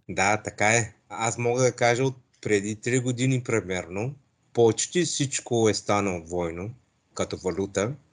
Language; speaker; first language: Bulgarian; non-native, learner; English